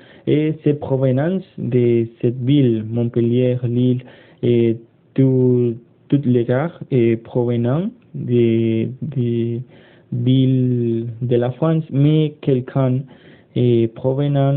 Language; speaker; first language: French; non-native, learner; Spanish